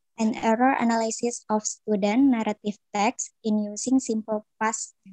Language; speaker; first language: English; non-native, learner; Indonesian